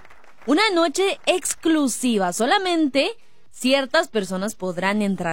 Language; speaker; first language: Spanish; native; Spanish